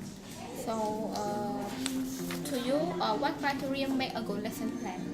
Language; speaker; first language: English; non-native, learner; Khmer